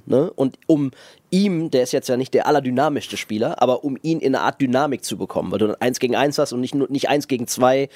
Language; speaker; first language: German; native; German